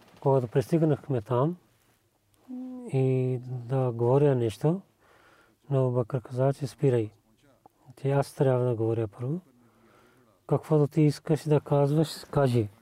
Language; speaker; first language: Bulgarian; non-native, learner; Urdu